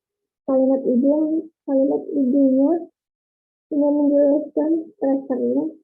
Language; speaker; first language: Indonesian; native; Indonesian